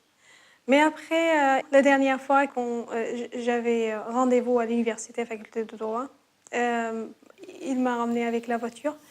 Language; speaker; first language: French; non-native, learner; Arabic